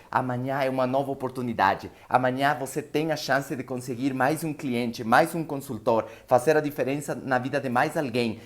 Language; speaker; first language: Portuguese; non-native, fluent; Spanish